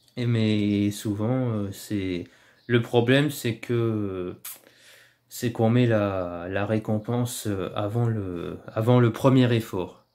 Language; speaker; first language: French; native; French